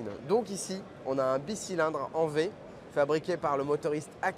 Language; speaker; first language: French; native; French